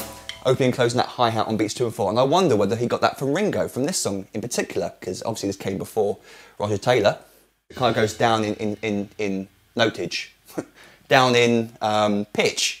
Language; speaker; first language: English; native; English